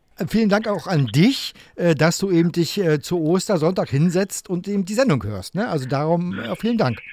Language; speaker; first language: German; native; German